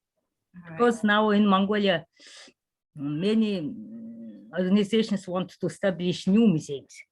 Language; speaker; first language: English; non-native, learner; Mongolian